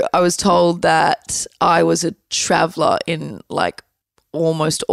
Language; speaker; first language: English; native; English